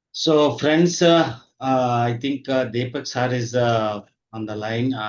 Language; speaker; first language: English; non-native, local second language; Telugu